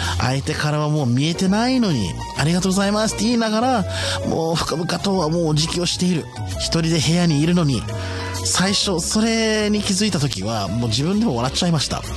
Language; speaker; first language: Japanese; non-native, fluent; English